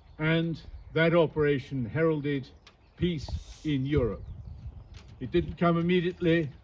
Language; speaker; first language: English; native; English